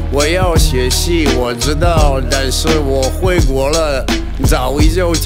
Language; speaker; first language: Chinese; non-native, learner; Russian